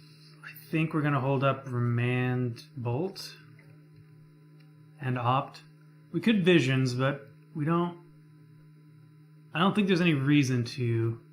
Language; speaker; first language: English; native; English